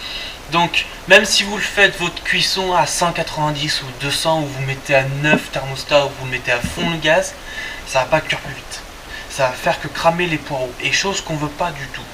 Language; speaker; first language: French; native; French